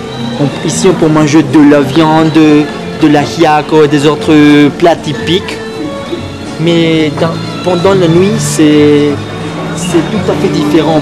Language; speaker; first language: French; non-native, fluent; Spanish